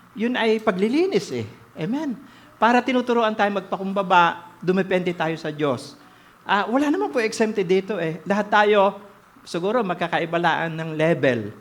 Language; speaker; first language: Filipino; native; Filipino